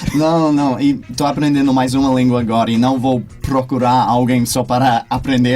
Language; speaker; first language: Portuguese; non-native, fluent; English